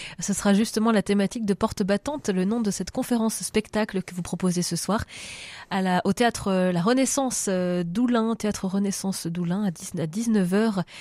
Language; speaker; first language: French; native; French